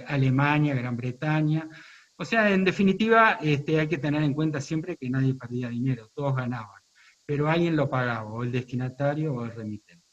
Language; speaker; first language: Spanish; native; Spanish